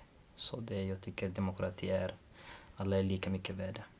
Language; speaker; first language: Swedish; non-native, learner; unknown